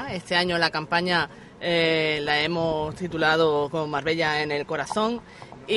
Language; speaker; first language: Spanish; native; Spanish